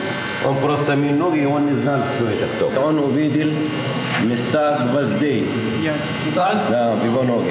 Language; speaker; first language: Russian; non-native, learner; Arabic